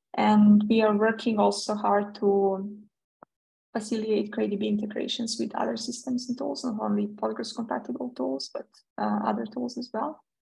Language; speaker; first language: English; non-native, fluent; Serbian